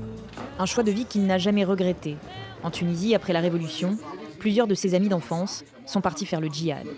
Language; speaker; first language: French; native; French